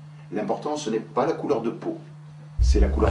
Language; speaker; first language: French; native; French